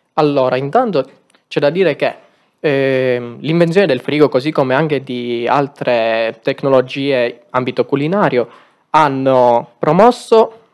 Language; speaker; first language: Italian; native; Italian